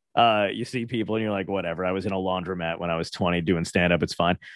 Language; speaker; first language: English; native; English